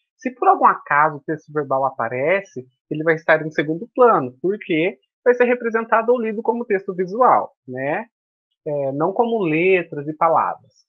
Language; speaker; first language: Portuguese; native; Portuguese